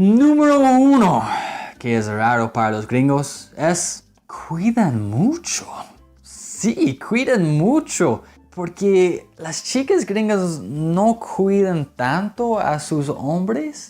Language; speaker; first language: Spanish; non-native, fluent; English